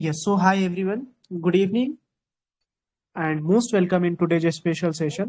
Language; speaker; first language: English; non-native, learner; Hindi